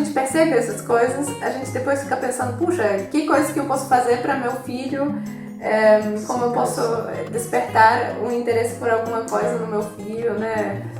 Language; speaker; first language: Portuguese; non-native, fluent; Polish